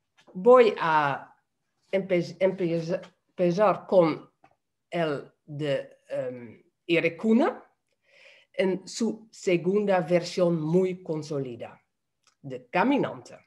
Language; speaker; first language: Spanish; non-native, fluent; Dutch